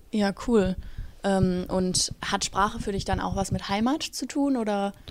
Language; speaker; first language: German; native; German